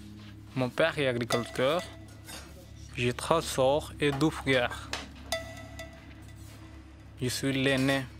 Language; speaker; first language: French; non-native, learner; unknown